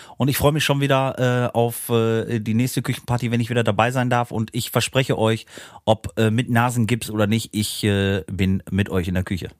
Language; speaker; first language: German; native; German